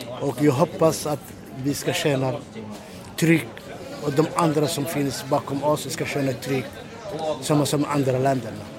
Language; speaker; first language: Swedish; non-native, fluent; Somali